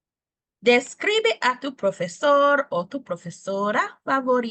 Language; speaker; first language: Spanish; non-native, fluent; English